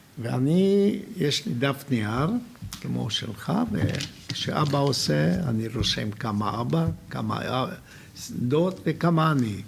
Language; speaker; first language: Hebrew; non-native, fluent; Hungarian